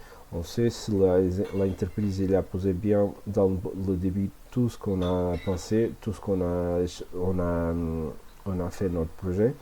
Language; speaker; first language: French; non-native, fluent; Portuguese